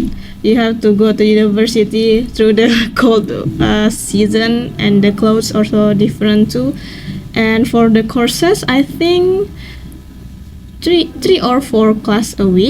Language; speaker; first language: English; non-native, learner; Indonesian